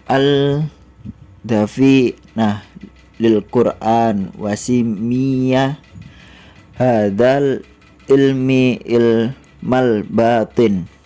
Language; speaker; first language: Arabic; non-native, learner; Indonesian